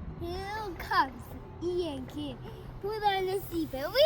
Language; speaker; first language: English; early bilingual, other home language; Korean